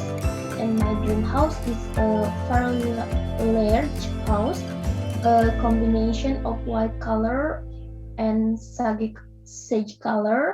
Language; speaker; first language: English; non-native, learner; Indonesian